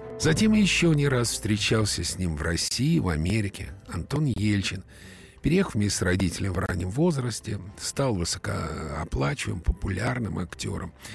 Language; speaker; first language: Russian; native; Russian